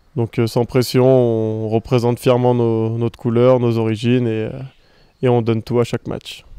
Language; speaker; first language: French; native; French